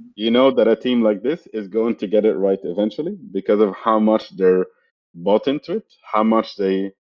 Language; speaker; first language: English; non-native, fluent; Arabic